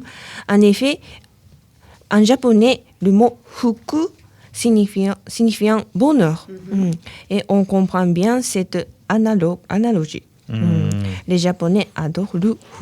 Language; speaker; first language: French; non-native, learner; Japanese